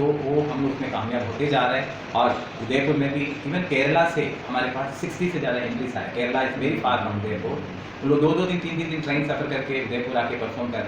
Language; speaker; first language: Hindi; non-native, local second language; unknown